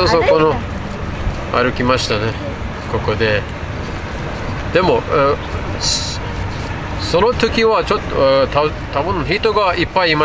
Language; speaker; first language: Japanese; non-native, learner; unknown